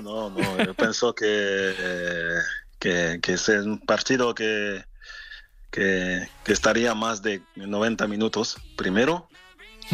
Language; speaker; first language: Spanish; non-native, fluent; French